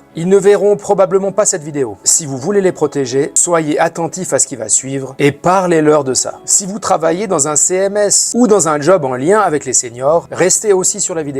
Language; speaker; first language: French; native; French